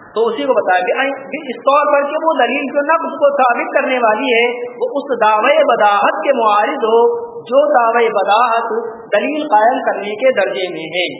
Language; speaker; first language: Urdu; native; Urdu